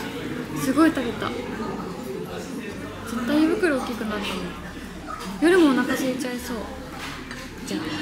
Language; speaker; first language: Japanese; native; Japanese